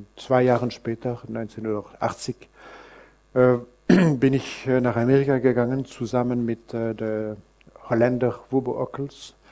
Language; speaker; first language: German; non-native, local second language; French